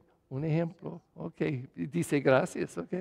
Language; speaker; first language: Spanish; non-native, fluent; English